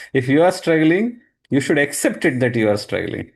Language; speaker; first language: Hindi; non-native, local second language; Marathi